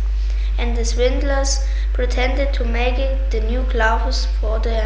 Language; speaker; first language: English; non-native, learner; German